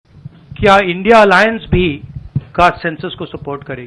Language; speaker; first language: Hindi; native; Hindi